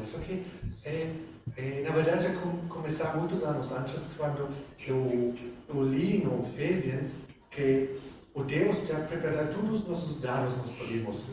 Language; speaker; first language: Portuguese; non-native, learner; German